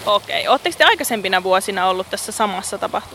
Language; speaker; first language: Finnish; native; Finnish